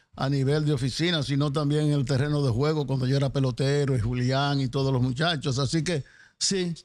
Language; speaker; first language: Spanish; native; Spanish